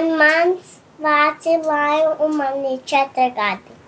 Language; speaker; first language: Latvian; early bilingual, heritage; Latvian